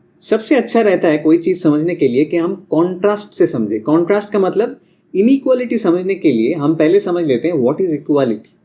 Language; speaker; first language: Hindi; non-native, local second language; Bangla